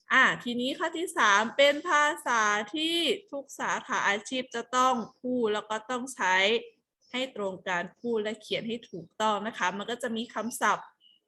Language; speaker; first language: Thai; native; Thai